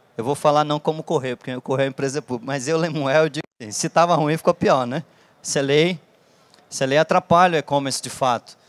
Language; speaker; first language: Portuguese; native; Portuguese